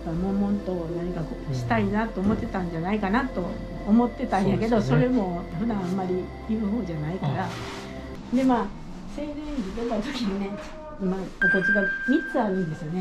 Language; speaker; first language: Japanese; native; Japanese